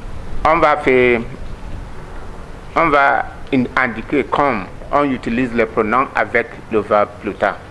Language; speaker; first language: French; non-native, learner; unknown